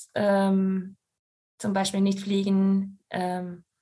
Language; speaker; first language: German; non-native, fluent; English